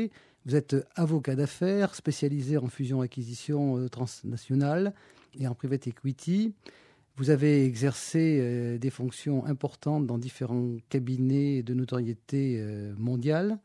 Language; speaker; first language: French; native; French